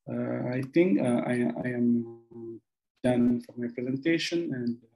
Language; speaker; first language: English; non-native, local second language; Amharic